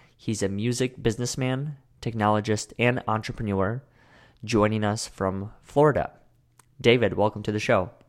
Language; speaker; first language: English; early bilingual, other home language; Russian